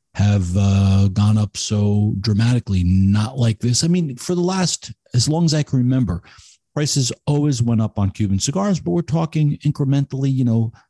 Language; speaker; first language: English; native; English